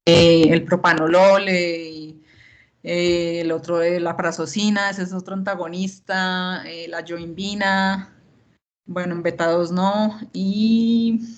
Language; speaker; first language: Spanish; native; Spanish